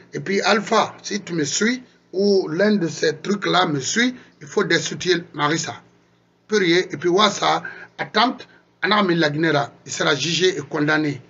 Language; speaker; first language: French; non-native, local second language; Susu